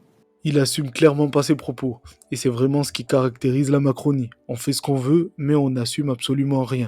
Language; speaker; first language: French; native; French